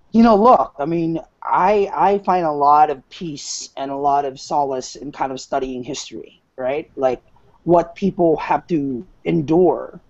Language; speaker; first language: English; non-native, local second language; Filipino